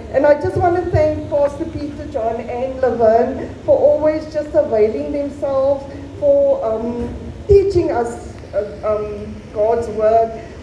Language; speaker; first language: English; non-native, local second language; Afrikaans